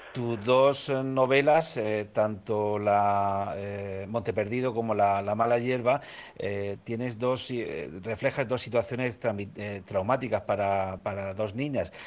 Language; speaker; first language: Spanish; native; Spanish